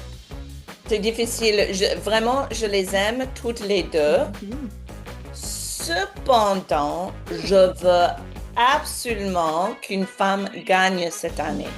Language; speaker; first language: French; non-native, fluent; English